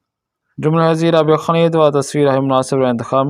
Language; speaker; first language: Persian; non-native, fluent; Urdu